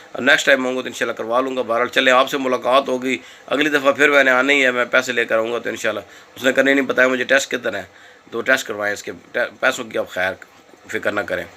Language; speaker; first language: Urdu; non-native, local second language; Punjabi